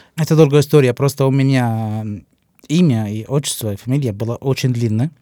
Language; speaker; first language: Russian; non-native, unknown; Arabic